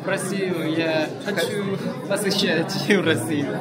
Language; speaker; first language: Russian; non-native, learner; Korean